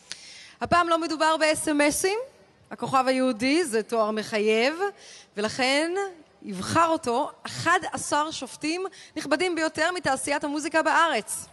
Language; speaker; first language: Hebrew; native; Hebrew